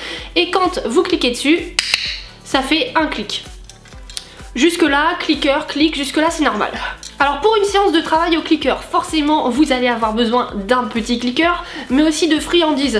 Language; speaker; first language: French; native; French